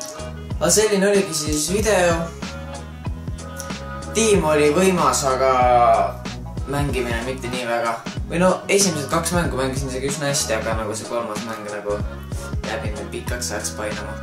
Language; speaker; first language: Estonian; native; Estonian